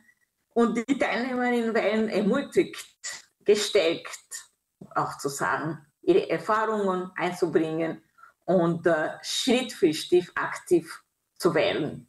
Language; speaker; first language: German; non-native, fluent; Kinyarwanda